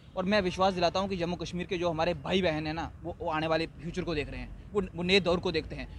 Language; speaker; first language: Hindi; native; Hindi